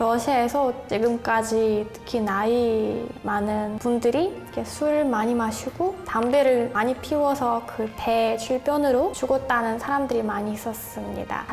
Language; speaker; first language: Korean; non-native, fluent; Russian